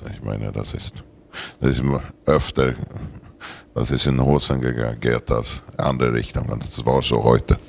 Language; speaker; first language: German; non-native, learner; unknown